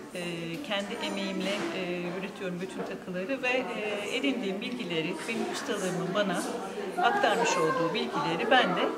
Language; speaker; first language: Turkish; native; Turkish